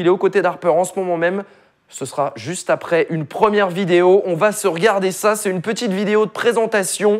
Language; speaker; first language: French; native; French